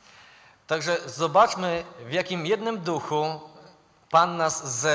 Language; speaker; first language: Polish; native; Polish